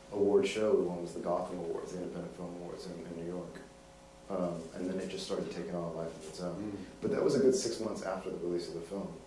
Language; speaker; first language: English; native; English